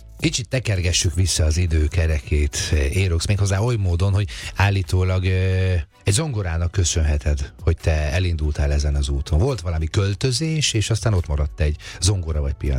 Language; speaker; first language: Hungarian; native; Hungarian